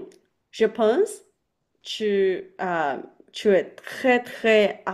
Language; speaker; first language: French; non-native, learner; Chinese